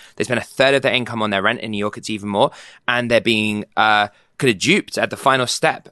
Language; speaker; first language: English; native; English